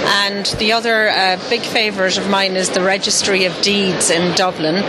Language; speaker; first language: English; native; English